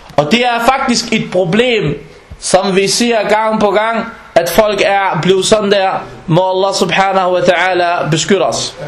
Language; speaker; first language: Danish; non-native, fluent; Arabic